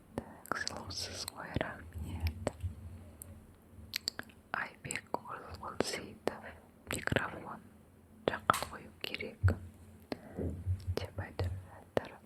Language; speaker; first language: Kazakh; non-native, local second language; Russian